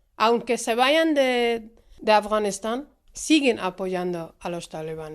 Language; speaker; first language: Spanish; non-native, fluent; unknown